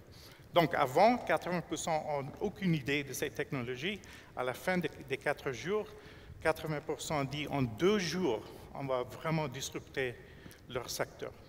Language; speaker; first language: French; non-native, fluent; English